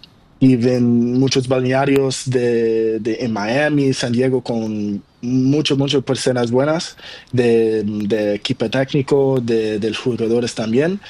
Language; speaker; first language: Spanish; non-native, learner; Portuguese